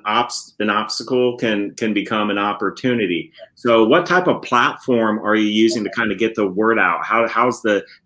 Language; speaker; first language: English; native; English